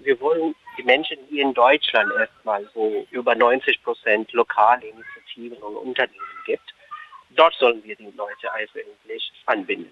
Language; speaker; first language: German; non-native, fluent; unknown